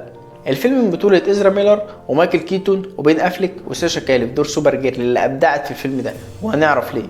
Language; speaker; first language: Arabic; native; Arabic